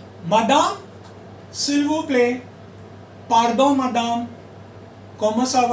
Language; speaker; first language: French; non-native, fluent; Hindi